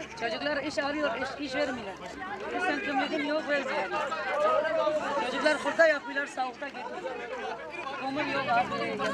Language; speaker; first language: Turkish; non-native, learner; Arabic